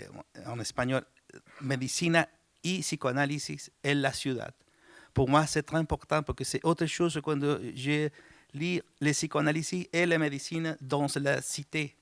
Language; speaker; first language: French; non-native, learner; Spanish